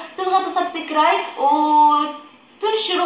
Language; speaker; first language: Arabic; native; Arabic